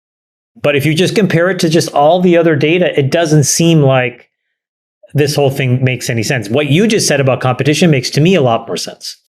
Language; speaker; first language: English; native; English